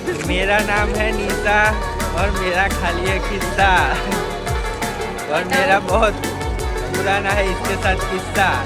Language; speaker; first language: Hindi; non-native, local second language; Gujarati